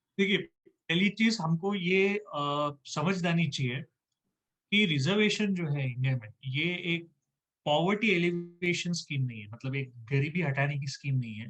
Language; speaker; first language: Hindi; non-native, local second language; Marathi